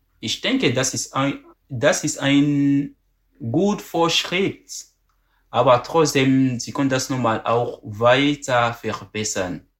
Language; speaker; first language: German; non-native, learner; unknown